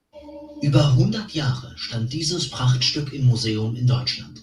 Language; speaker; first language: German; native; German